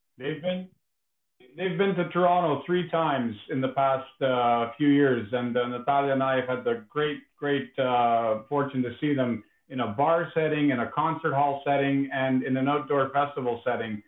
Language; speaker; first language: English; early bilingual, other home language; Ukrainian